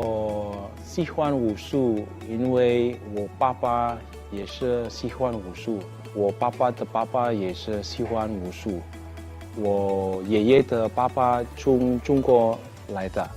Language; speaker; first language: Chinese; non-native, learner; Indonesian